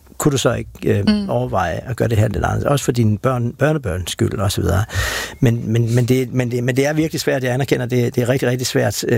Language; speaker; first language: Danish; native; Danish